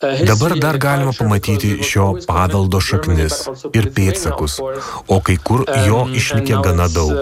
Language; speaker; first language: Lithuanian; non-native, fluent; German